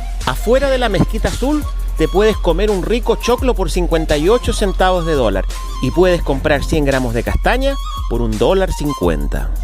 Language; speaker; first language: Spanish; native; Spanish